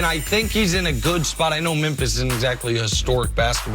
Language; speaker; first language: English; native; English